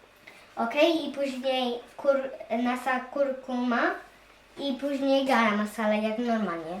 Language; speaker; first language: Polish; early bilingual, heritage; Polish